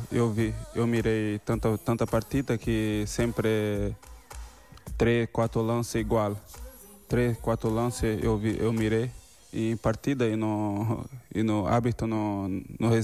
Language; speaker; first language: Spanish; non-native, learner; Portuguese